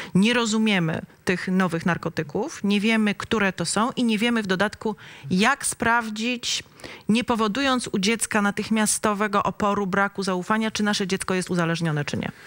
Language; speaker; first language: Polish; native; Polish